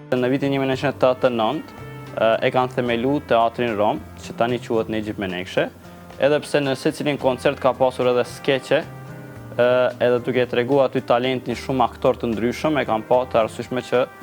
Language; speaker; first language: Albanian; non-native, local second language; Romany